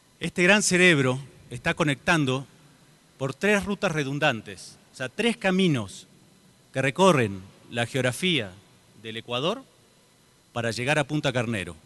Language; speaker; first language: Spanish; native; Spanish